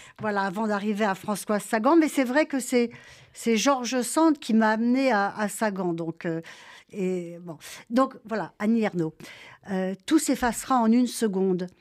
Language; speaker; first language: French; native; French